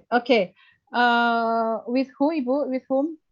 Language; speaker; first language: English; non-native, fluent; Indonesian